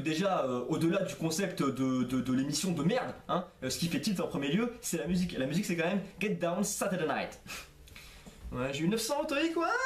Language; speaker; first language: French; native; French